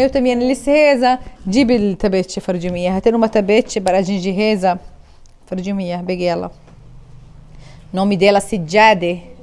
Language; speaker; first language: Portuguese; non-native, learner; Arabic